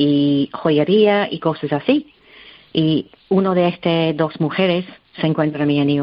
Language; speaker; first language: Spanish; non-native, learner; English